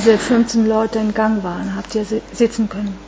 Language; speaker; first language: German; non-native, fluent; Italian